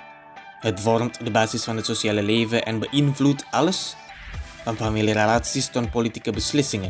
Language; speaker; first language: Dutch; non-native, fluent; Indonesian